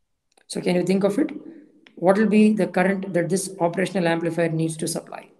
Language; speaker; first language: English; non-native, local second language; Tamil